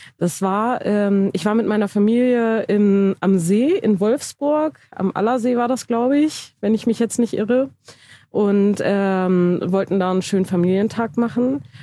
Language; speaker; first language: German; early bilingual, other home language; Turkish